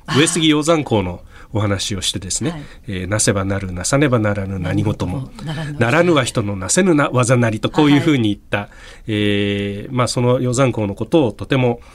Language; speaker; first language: Japanese; native; Japanese